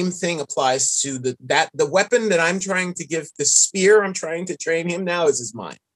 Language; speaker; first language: English; native; English